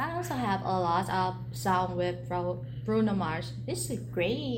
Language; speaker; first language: English; non-native, learner; Vietnamese